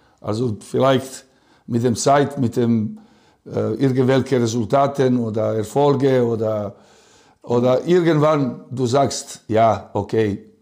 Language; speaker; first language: German; non-native, learner; Serbian